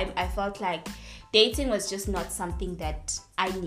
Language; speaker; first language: English; non-native, local second language; Zulu